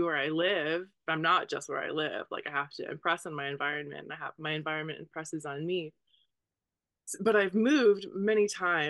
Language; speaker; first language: English; native; English